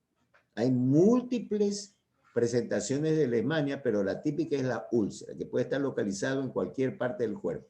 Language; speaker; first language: Spanish; native; Spanish